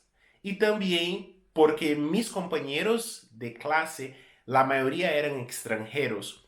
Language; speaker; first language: Spanish; non-native, fluent; Portuguese